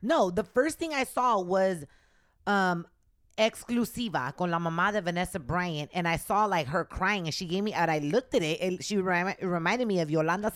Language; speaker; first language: English; early bilingual, other home language; Spanish